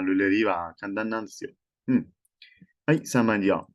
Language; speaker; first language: Japanese; non-native, learner; Burmese